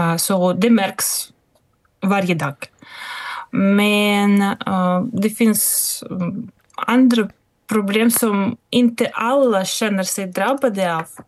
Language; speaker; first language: Swedish; non-native, fluent; Russian